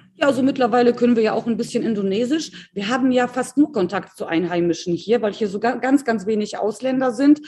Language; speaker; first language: German; early bilingual, other home language; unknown